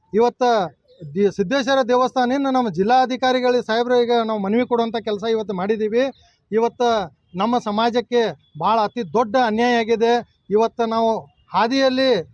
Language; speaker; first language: Kannada; non-native, local second language; Lambadi